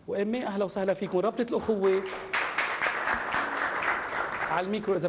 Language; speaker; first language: Arabic; native; Arabic